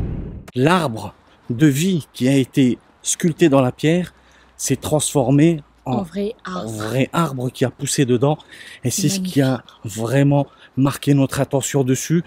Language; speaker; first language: French; native; French